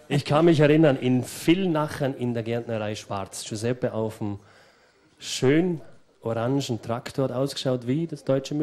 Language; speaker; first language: German; native; German